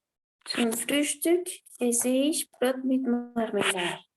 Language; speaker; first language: German; non-native, fluent; Spanish